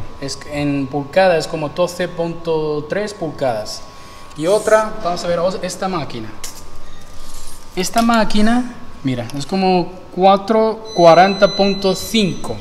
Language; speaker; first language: Spanish; non-native, fluent; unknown